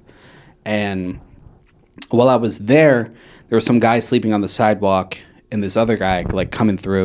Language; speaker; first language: English; native; English